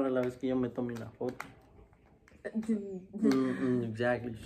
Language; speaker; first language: Spanish; early bilingual, other home language; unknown